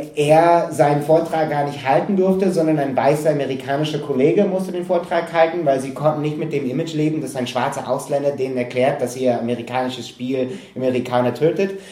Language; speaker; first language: German; non-native, fluent; English